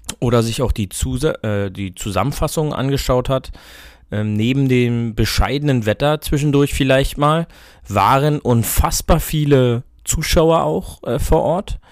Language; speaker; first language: German; native; German